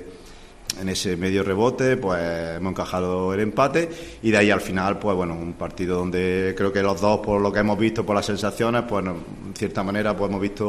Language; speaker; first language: Spanish; native; Spanish